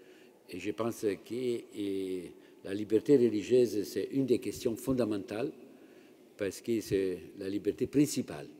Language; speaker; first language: French; non-native, fluent; Italian